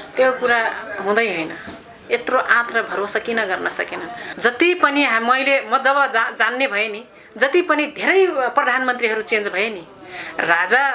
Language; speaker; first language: Nepali; non-native, local second language; Dangaura Tharu